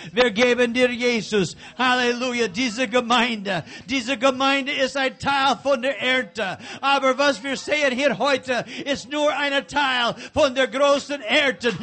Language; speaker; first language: German; non-native, learner; English